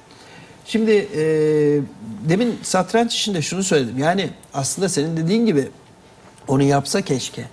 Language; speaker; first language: Turkish; native; Turkish